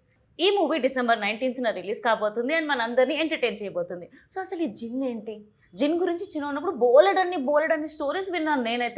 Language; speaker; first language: Telugu; native; Telugu